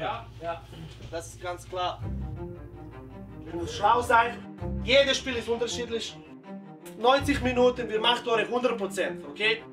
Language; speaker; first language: German; non-native, learner; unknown